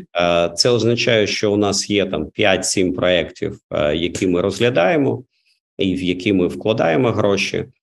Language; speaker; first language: Ukrainian; non-native, local second language; Russian